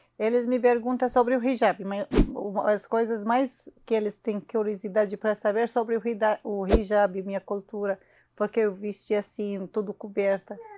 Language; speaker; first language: Portuguese; non-native, learner; Arabic